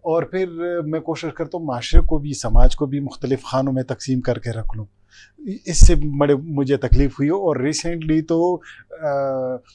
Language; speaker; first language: Urdu; non-native, local second language; Pashto